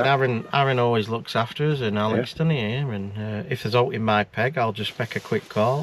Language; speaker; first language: English; native; English